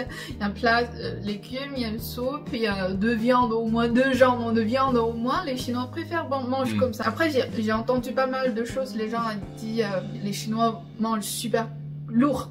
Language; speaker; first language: French; non-native, fluent; Chinese